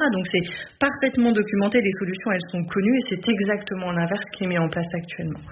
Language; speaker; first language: French; native; French